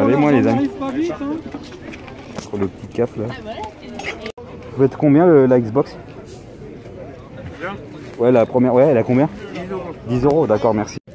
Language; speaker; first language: French; native; French